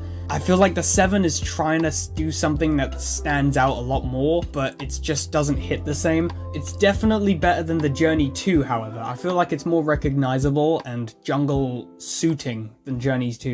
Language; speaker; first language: English; native; English